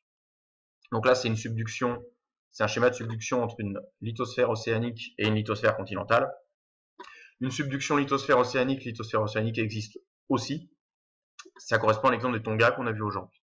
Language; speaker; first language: French; native; French